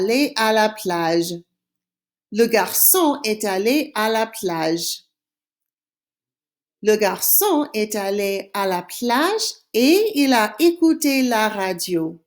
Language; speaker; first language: French; non-native, fluent; English